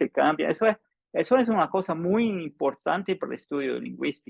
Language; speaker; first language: Spanish; non-native, fluent; English